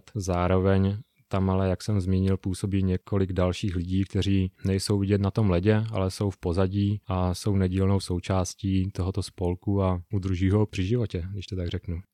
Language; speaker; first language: Czech; native; Czech